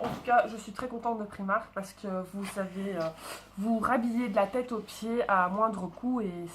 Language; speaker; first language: French; native; French